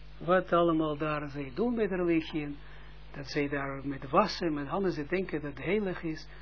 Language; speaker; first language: Dutch; non-native, fluent; Russian